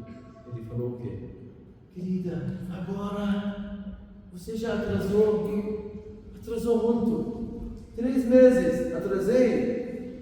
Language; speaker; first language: Portuguese; non-native, fluent; Arabic